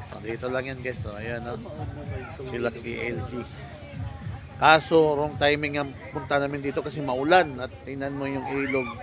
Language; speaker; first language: Filipino; native; Filipino